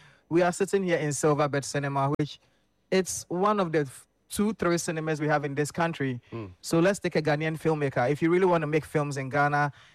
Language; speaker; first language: English; non-native, fluent; French